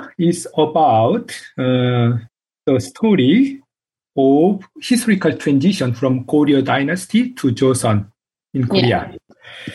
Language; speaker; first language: English; non-native, fluent; Korean